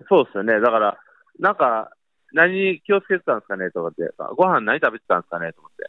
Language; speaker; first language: Japanese; native; Japanese